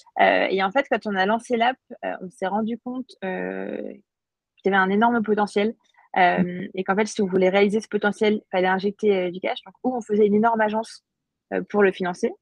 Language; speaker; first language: French; native; French